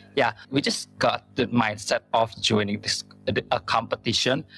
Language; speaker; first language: English; non-native, fluent; Indonesian